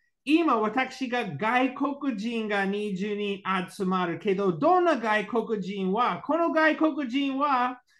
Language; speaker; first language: Japanese; non-native, learner; English